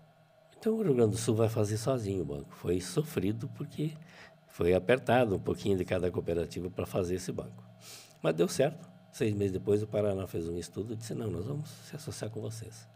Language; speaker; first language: Portuguese; native; Portuguese